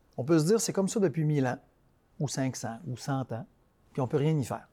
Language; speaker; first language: French; native; French